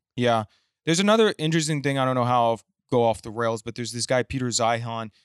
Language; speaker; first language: English; native; English